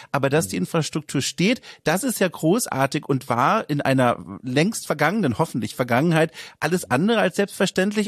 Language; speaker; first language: German; native; German